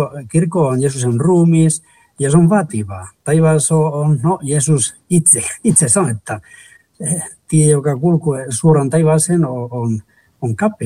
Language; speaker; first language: Finnish; non-native, fluent; Spanish